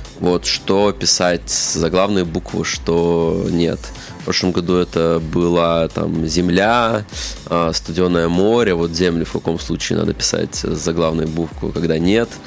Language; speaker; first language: Russian; native; Russian